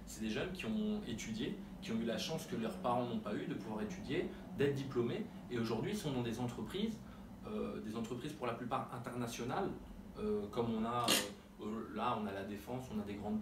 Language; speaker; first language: French; early bilingual, other home language; Arabic